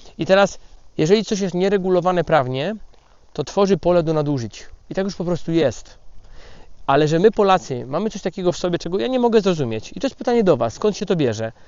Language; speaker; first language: Polish; native; Polish